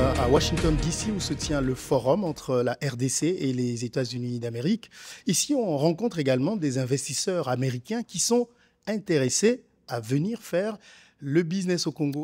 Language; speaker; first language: French; non-native, local second language; Lingala